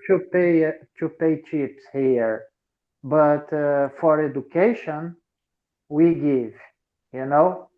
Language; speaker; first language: English; non-native, learner; Portuguese